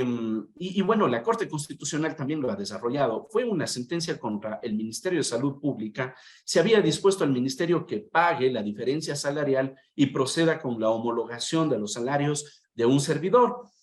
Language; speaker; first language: Spanish; native; Spanish